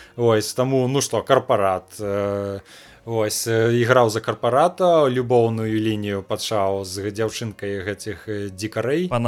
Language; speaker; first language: Belarusian; non-native, local second language; Russian